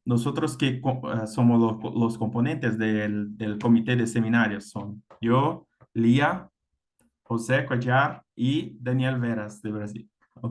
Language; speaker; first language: Spanish; non-native, fluent; Portuguese